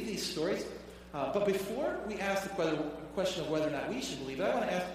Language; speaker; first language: English; native; English